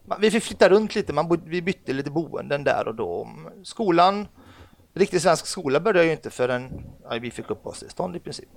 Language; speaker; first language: Swedish; early bilingual, other home language; Arabic